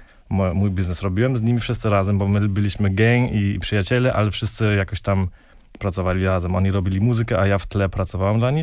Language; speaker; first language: Polish; early bilingual, heritage; Polish